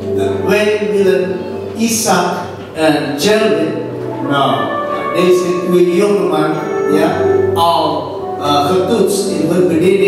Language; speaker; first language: Dutch; non-native, fluent; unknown